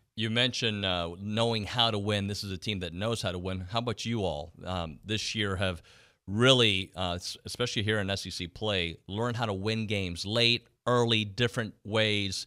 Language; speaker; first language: English; native; English